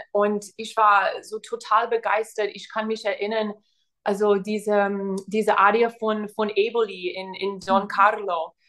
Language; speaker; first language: German; non-native, fluent; English